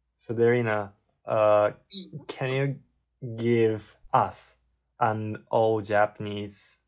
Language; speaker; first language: English; non-native, learner; Japanese